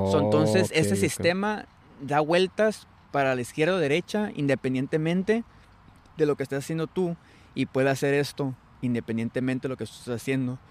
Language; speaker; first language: Spanish; early bilingual, heritage; Spanish